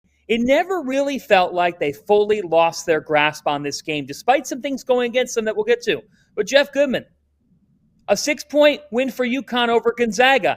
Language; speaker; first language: English; native; English